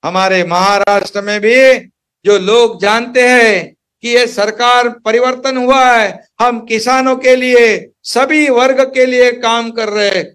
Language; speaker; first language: Hindi; non-native, local second language; Marathi